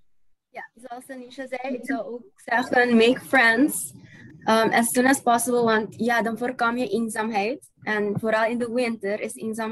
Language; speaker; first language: Dutch; non-native, local second language; Papiamento